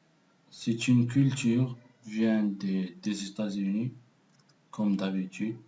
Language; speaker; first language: French; non-native, local second language; Arabic